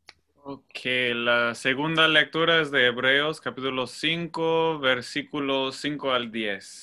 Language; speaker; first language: Spanish; non-native, fluent; English